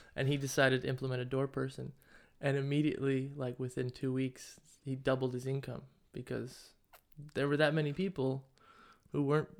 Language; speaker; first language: English; native; English